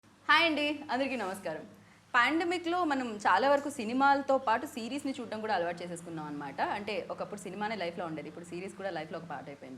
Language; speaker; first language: Telugu; native; Telugu